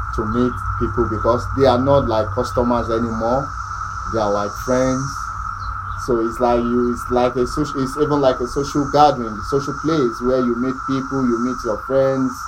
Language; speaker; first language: English; non-native, local second language; Yoruba